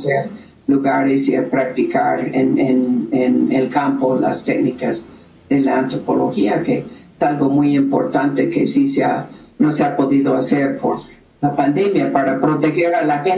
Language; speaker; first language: Spanish; native; Spanish